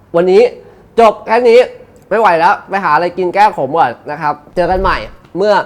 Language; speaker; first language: Thai; native; Thai